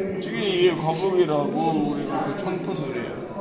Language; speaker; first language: Korean; non-native, fluent; Mongolian